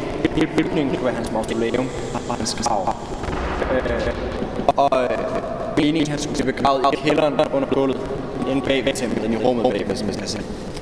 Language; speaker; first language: Danish; native; Danish